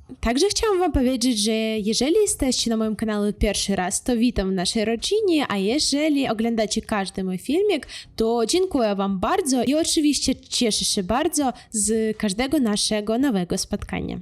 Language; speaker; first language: Polish; non-native, fluent; Russian